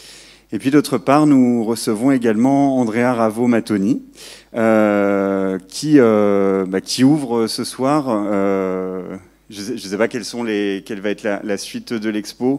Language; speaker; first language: French; native; French